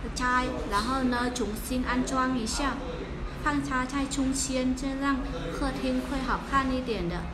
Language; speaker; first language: Chinese; non-native, fluent; Vietnamese